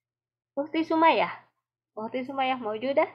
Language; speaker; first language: Arabic; non-native, fluent; Indonesian